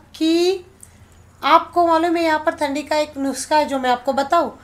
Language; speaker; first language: Hindi; non-native, local second language; Marathi